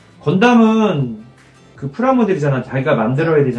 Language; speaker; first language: Korean; native; Korean